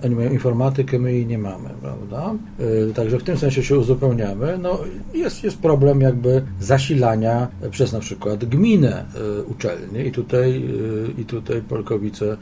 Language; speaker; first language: Polish; native; Polish